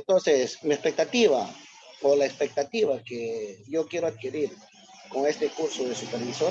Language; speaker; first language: Spanish; native; Spanish